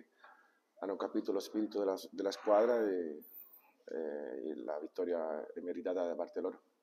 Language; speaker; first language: Italian; non-native, fluent; Spanish